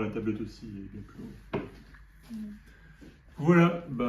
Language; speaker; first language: French; native; French